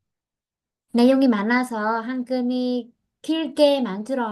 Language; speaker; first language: Korean; non-native, learner; Vietnamese